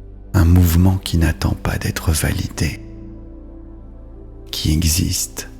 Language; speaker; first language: French; native; French